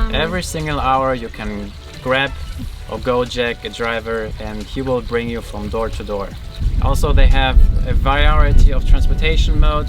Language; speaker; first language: English; non-native, fluent; German